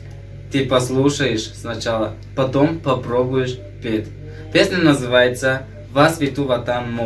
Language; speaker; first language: Russian; non-native, fluent; Tajik